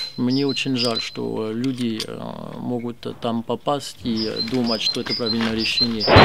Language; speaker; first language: Russian; non-native, fluent; French